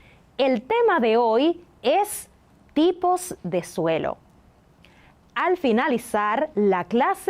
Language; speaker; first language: Spanish; native; Spanish